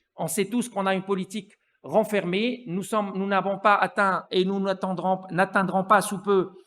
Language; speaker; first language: French; non-native, local second language; Arabic